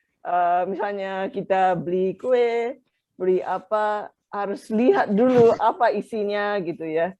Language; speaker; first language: Indonesian; non-native, fluent; Japanese